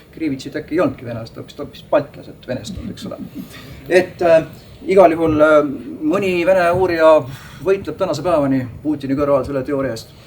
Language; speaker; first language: Estonian; native; Estonian